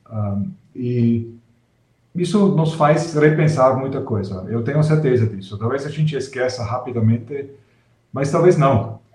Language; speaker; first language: Portuguese; non-native, fluent; German